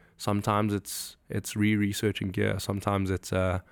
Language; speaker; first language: English; native; English